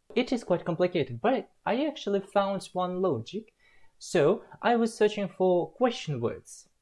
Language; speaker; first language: English; non-native, fluent; Russian